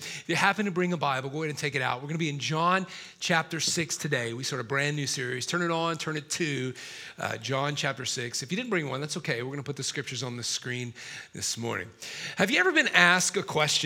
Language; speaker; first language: English; native; English